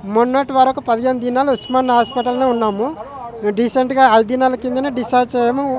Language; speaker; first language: Telugu; native; Telugu